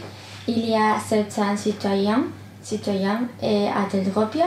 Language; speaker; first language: French; non-native, learner; Spanish